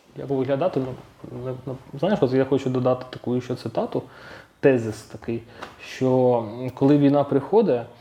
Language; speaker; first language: Ukrainian; non-native, local second language; Russian